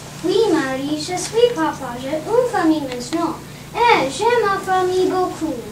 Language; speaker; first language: French; non-native, learner; English